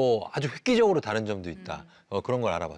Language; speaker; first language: Korean; native; Korean